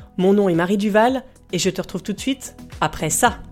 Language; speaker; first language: French; native; French